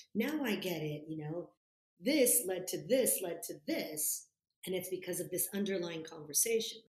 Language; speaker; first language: English; non-native, fluent; Italian